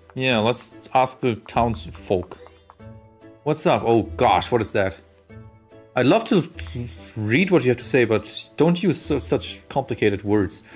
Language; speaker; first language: English; non-native, fluent; German